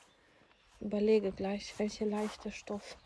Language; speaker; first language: German; non-native, fluent; Ukrainian